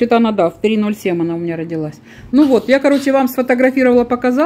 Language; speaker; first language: Russian; native; Russian